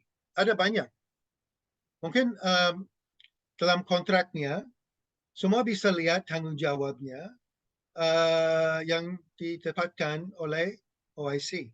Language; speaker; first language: Indonesian; non-native, fluent; English